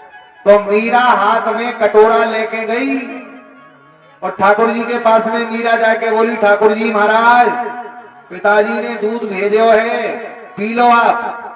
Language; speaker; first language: Hindi; native; Hindi